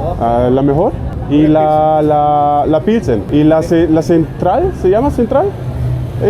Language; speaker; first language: Spanish; non-native, learner; German